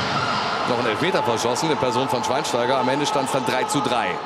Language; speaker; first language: German; native; German